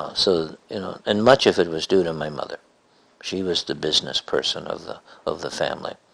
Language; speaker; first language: English; native; English